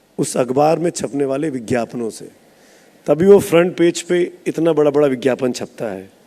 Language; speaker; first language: Hindi; native; Hindi